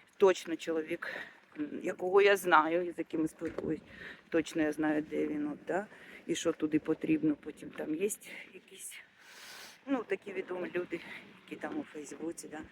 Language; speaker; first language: Ukrainian; non-native, local second language; Russian